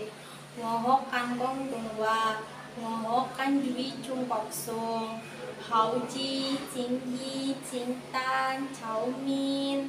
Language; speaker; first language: Cantonese; non-native, learner; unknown